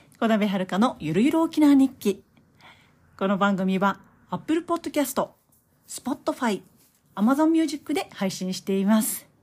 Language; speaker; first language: Japanese; native; Japanese